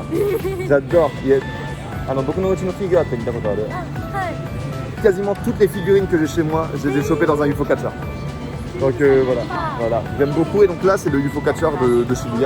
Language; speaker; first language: French; native; French